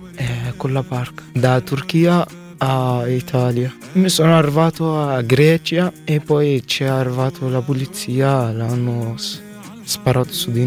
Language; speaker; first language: Italian; non-native, learner; Arabic